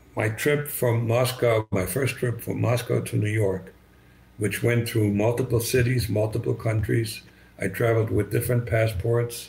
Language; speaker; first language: English; non-native, fluent; German